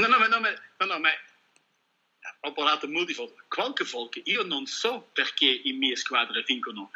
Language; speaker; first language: Italian; non-native, learner; Dutch